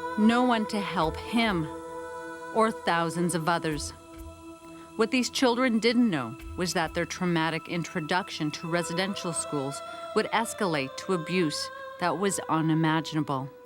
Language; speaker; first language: English; native; English